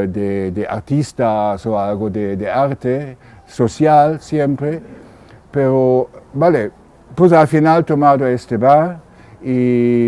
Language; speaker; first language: Spanish; non-native, learner; German